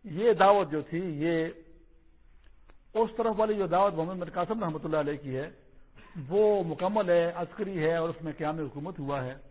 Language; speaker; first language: Urdu; non-native, local second language; Pashto